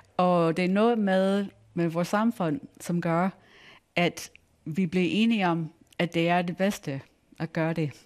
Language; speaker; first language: Danish; non-native, fluent; English